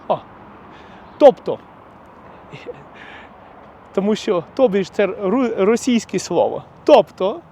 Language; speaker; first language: Ukrainian; non-native, local second language; Russian